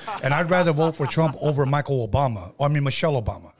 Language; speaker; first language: English; native; English